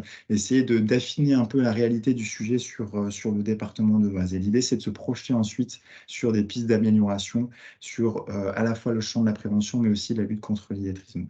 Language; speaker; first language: French; native; French